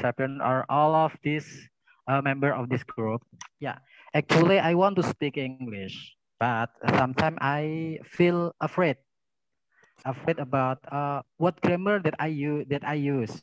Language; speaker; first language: English; non-native, learner; Indonesian